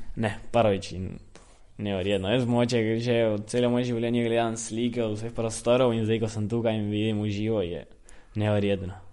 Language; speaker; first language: Slovenian; early bilingual, heritage; Slovenian